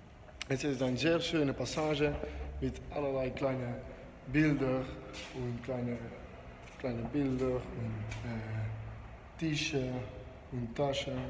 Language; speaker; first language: German; non-native, learner; Dutch